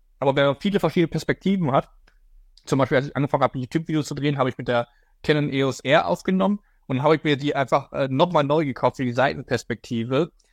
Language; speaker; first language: German; native; German